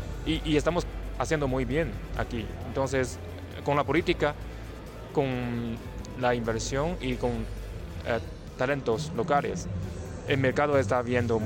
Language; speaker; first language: Spanish; non-native, learner; Chinese